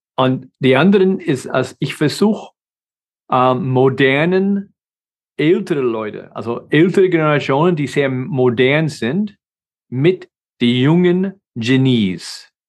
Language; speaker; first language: German; non-native, fluent; English